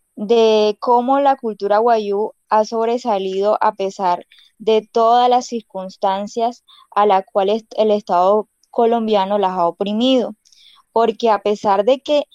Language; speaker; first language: Spanish; non-native, local second language; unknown